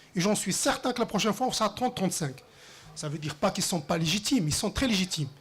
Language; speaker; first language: French; early bilingual, other home language; Riffian